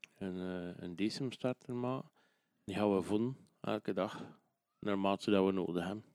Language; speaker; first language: Dutch; native; Dutch